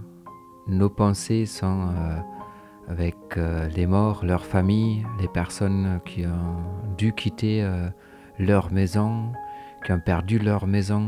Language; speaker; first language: French; non-native, fluent; German